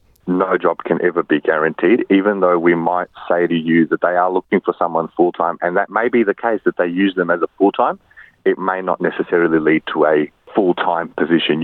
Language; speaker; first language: English; early bilingual, other home language; Macedonian